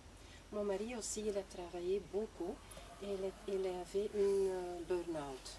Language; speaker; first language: French; non-native, local second language; Dutch